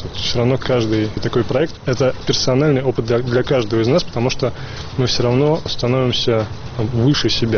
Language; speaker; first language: Russian; native; Russian